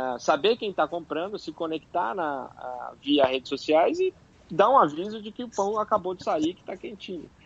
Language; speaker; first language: Portuguese; native; Portuguese